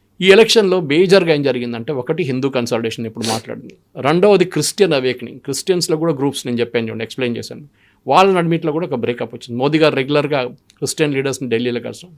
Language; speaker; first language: Telugu; non-native, local second language; Malayalam